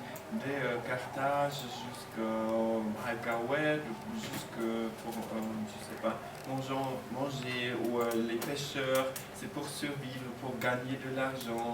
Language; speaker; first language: French; non-native, learner; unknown